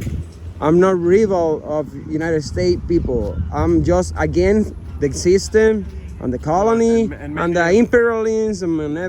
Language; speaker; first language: English; non-native, learner; Spanish